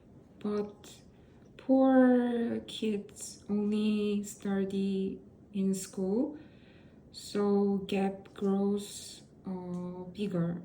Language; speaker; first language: English; non-native, learner; Korean